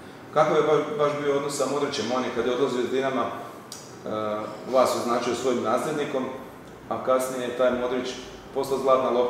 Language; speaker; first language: Serbian; native; Serbian